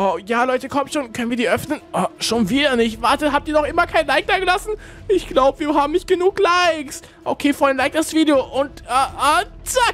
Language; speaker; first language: German; native; German